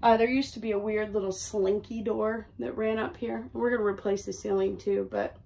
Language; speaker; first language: English; native; English